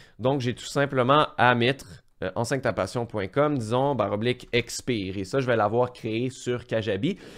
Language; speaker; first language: French; native; French